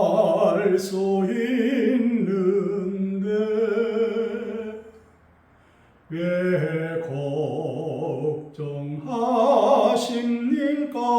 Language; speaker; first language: Korean; native; Korean